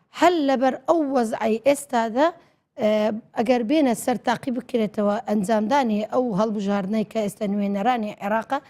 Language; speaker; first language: Central Kurdish; non-native, local second language; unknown